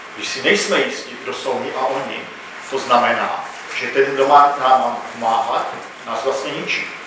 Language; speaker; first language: Czech; native; Czech